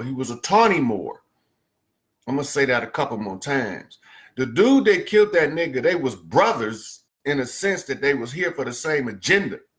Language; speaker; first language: English; native; English